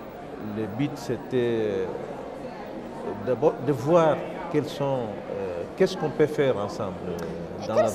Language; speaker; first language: French; non-native, fluent; Portuguese